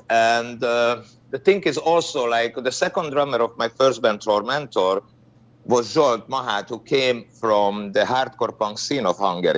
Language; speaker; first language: English; non-native, fluent; Hungarian